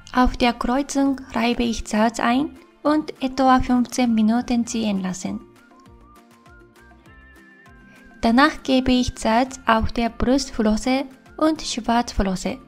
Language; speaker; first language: German; non-native, fluent; Japanese